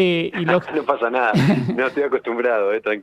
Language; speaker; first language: Spanish; native; Spanish